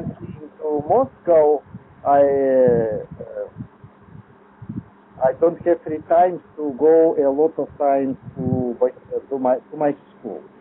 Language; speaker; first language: English; non-native, learner; Lithuanian